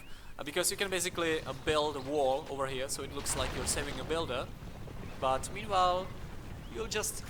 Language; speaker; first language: English; non-native, fluent; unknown